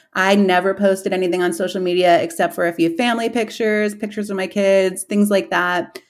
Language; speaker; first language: English; native; English